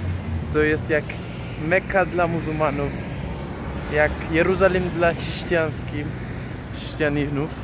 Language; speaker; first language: Polish; non-native, fluent; Persian